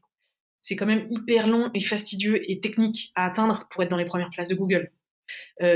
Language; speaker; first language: French; native; French